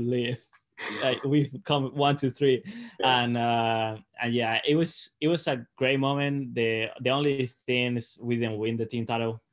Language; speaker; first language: English; non-native, fluent; Spanish